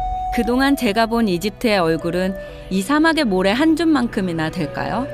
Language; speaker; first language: Korean; native; Korean